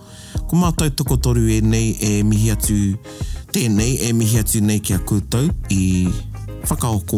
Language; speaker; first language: Māori; non-native, local second language; English